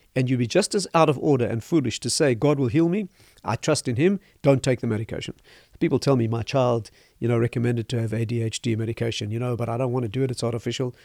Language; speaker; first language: English; native; English